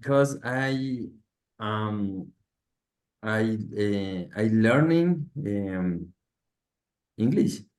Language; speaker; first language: English; non-native, learner; Spanish